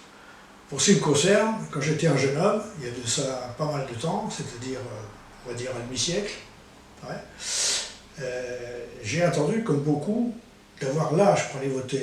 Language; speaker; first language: French; native; French